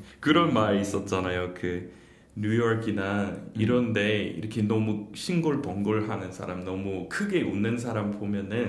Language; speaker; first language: Korean; non-native, fluent; English